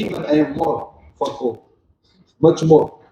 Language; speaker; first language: English; non-native, learner; Portuguese